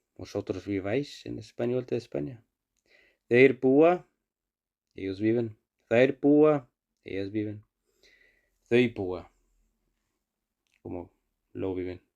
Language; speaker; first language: Spanish; non-native, fluent; Icelandic